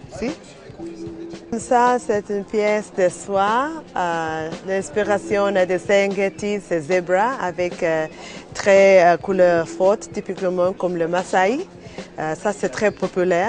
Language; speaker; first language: French; non-native, learner; Swahili